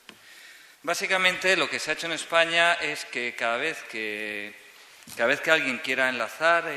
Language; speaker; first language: Spanish; native; Spanish